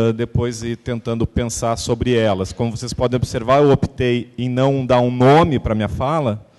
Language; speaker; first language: Portuguese; native; Portuguese